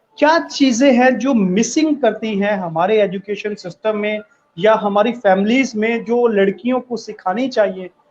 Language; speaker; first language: Urdu; native; Urdu